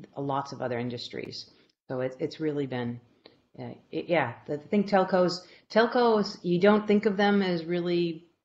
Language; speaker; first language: English; native; English